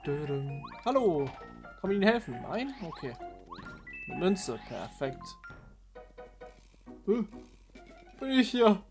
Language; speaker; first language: German; native; German